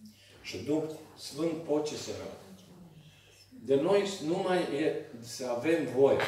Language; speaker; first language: Romanian; non-native, learner; Serbian